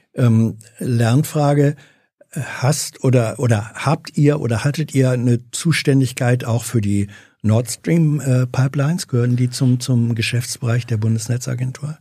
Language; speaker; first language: German; native; German